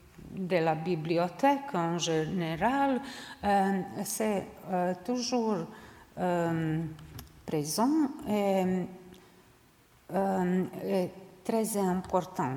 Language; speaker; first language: French; non-native, learner; Serbian